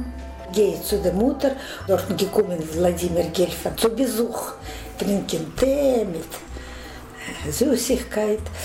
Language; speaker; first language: German; non-native, learner; Russian